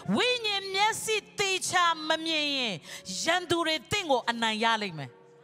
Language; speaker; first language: Burmese; non-native, local second language; Kachin